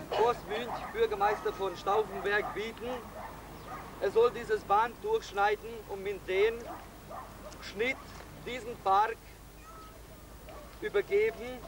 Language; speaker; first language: German; non-native, learner; Hungarian